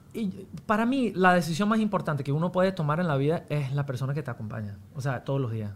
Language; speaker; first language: Spanish; non-native, fluent; English